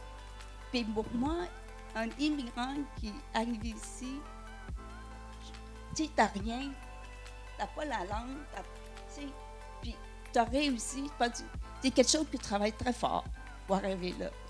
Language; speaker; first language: French; non-native, fluent; Vietnamese